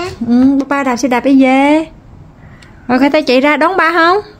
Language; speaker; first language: Vietnamese; native; Vietnamese